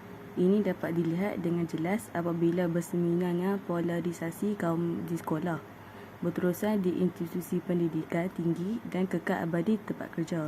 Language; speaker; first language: Malay; native; Malay